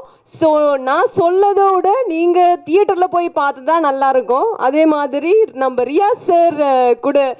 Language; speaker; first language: Tamil; non-native, local second language; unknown